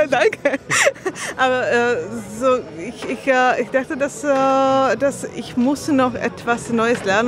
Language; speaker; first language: German; non-native, learner; Slovak